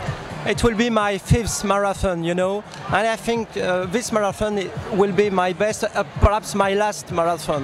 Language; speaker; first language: English; non-native, fluent; French